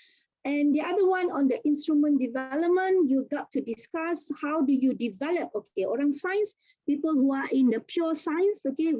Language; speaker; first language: English; non-native, local second language; Malay